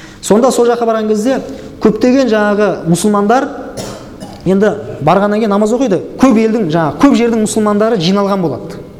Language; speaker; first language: Kazakh; native; Kazakh